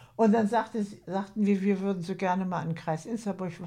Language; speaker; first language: German; native; German